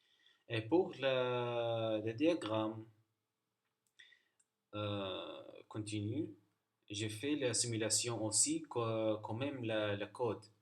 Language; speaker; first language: French; non-native, learner; Arabic